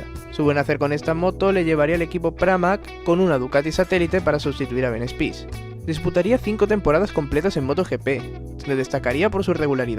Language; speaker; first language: Spanish; native; Spanish